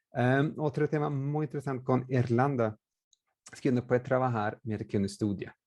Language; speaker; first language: Spanish; non-native, fluent; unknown